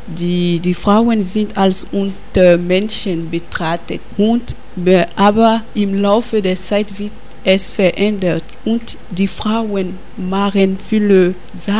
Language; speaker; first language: German; non-native, learner; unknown